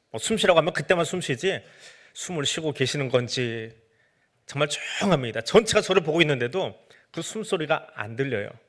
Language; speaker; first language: Korean; native; Korean